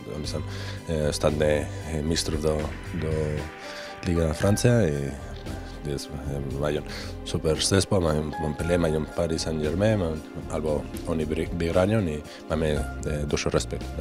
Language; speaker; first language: Polish; non-native, learner; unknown